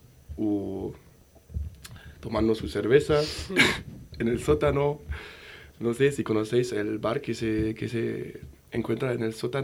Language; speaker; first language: Spanish; non-native, fluent; German